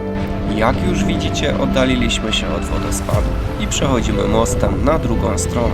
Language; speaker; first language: Polish; native; Polish